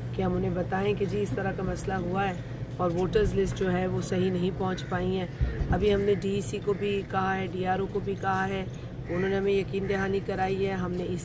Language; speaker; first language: Urdu; non-native, local second language; Sindhi